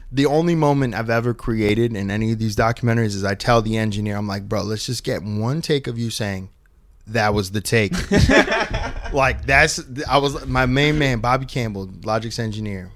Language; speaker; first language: English; native; English